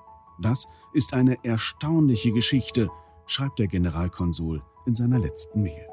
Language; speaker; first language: German; native; German